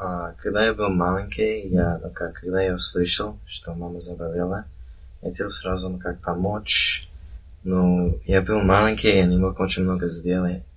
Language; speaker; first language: Russian; early bilingual, heritage; Russian